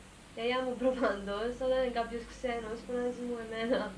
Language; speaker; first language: Greek; early bilingual, heritage; Greek